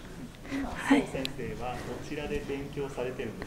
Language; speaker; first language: Japanese; native; Japanese